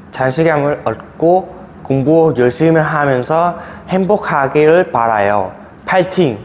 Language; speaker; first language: Korean; non-native, learner; Vietnamese